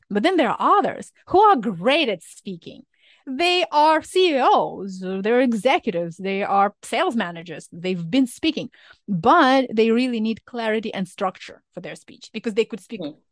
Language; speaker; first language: English; non-native, fluent; Ukrainian